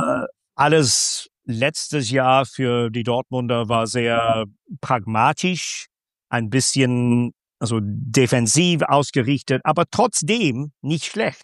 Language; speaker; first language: German; non-native, fluent; English